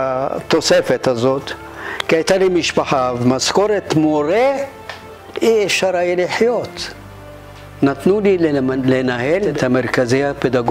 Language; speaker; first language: Hebrew; non-native, fluent; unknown